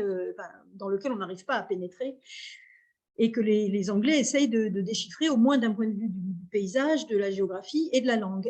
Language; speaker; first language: French; native; French